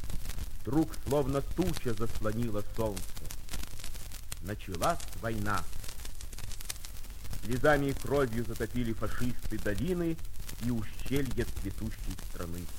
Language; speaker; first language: Russian; native; Russian